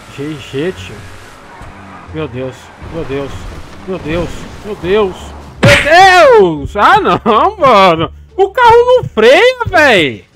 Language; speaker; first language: Portuguese; native; Portuguese